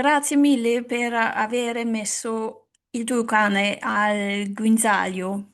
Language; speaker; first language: Italian; non-native, learner; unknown